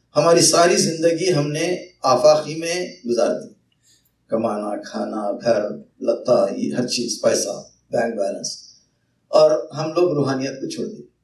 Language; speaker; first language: Urdu; native; Urdu